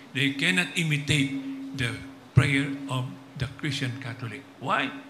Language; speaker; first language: English; non-native, local second language; Filipino